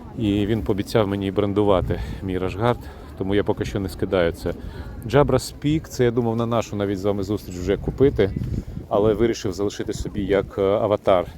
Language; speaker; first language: Ukrainian; non-native, local second language; Russian